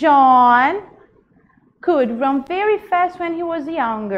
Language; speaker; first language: English; non-native, fluent; Portuguese